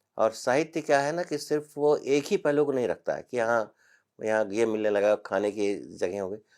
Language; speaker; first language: Hindi; native; Hindi